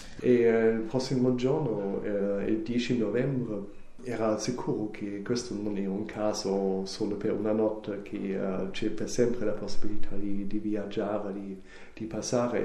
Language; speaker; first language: Italian; non-native, learner; German